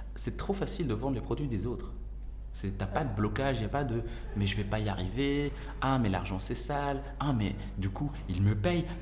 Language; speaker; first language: French; non-native, local second language; Arabic